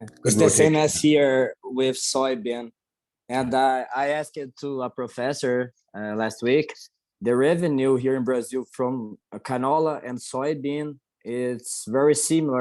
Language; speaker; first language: English; non-native, learner; Portuguese